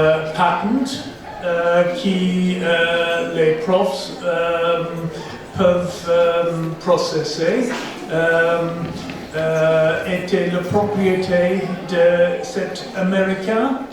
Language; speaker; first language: French; non-native, fluent; English